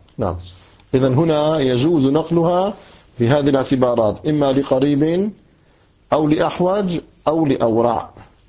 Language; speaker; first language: Arabic; native; Arabic